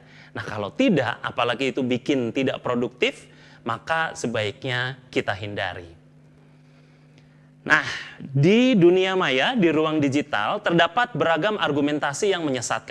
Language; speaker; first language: Indonesian; native; Indonesian